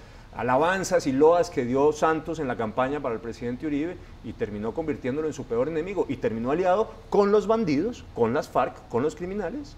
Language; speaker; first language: Spanish; native; Spanish